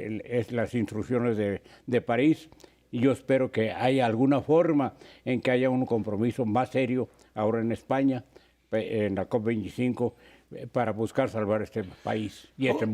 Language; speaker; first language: Spanish; native; Spanish